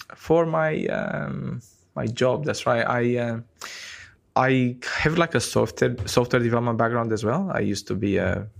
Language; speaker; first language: English; non-native, fluent; Romanian